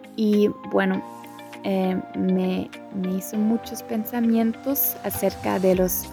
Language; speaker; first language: Spanish; non-native, fluent; German